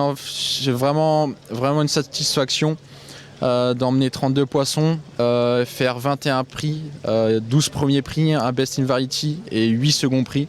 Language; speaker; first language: French; native; French